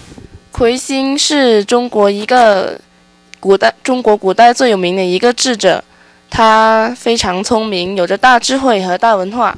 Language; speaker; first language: Spanish; non-native, learner; Chinese